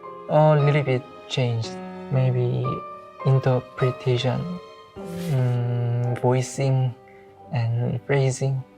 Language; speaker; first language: English; non-native, learner; Korean